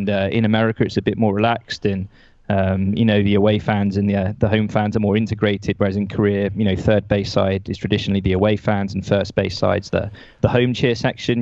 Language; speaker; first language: English; native; English